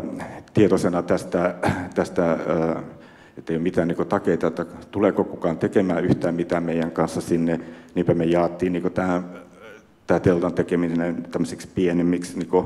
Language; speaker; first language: Finnish; native; Finnish